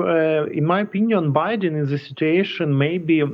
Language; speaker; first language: English; non-native, learner; Ukrainian